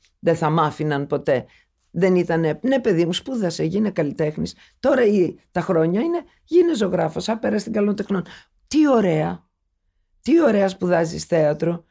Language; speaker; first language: Greek; early bilingual, other home language; Turkish